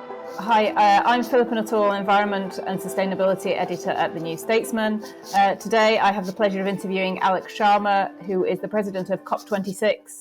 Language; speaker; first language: English; native; English